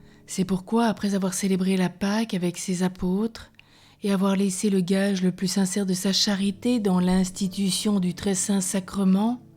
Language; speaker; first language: French; native; French